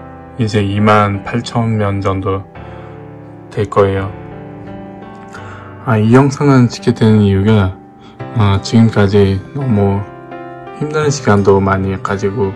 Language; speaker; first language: Korean; non-native, fluent; Uzbek